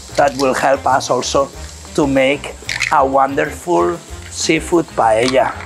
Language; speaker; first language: English; non-native, fluent; Catalan